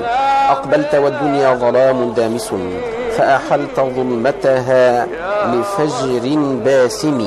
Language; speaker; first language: Arabic; native; Arabic